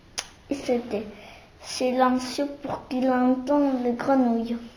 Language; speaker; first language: French; non-native, learner; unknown